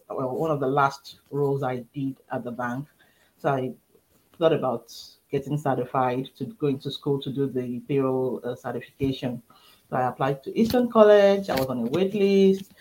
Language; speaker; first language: English; non-native, local second language; Yoruba